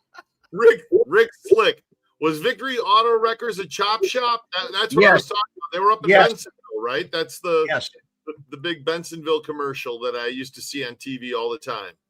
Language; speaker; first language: English; native; English